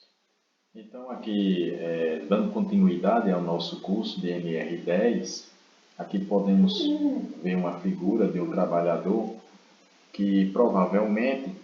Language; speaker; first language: Portuguese; native; Portuguese